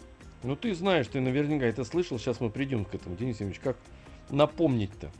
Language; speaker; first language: Russian; native; Russian